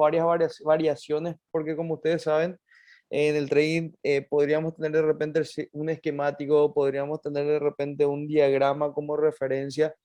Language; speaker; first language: Spanish; native; Spanish